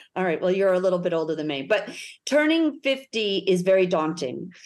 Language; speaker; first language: English; native; English